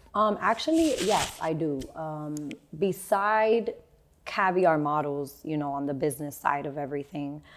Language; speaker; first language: English; native; English